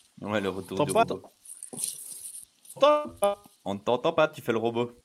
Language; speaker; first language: French; native; French